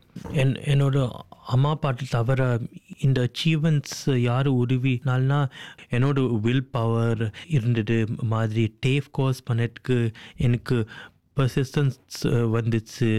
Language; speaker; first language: Tamil; early bilingual, heritage; Tamil